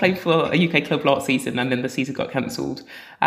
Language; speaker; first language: English; native; English